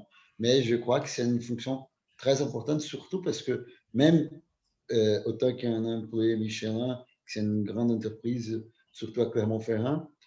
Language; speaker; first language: French; non-native, fluent; Portuguese